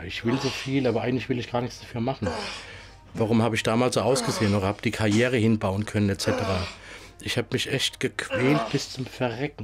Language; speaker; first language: German; native; German